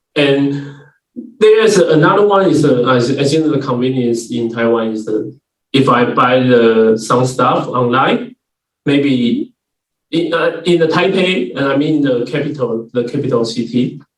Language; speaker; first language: English; non-native, learner; Chinese